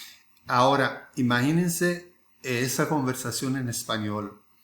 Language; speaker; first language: Spanish; non-native, fluent; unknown